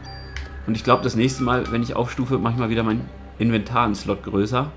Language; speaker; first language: German; native; German